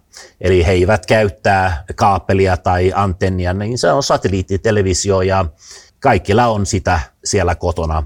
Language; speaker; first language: Finnish; non-native, fluent; Swedish